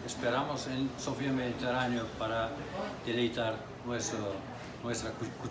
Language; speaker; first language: Spanish; non-native, fluent; Turkish